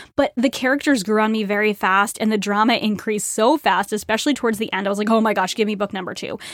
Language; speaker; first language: English; native; English